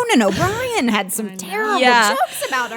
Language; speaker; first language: English; native; English